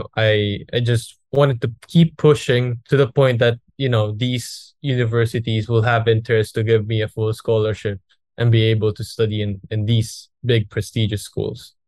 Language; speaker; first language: English; non-native, local second language; Filipino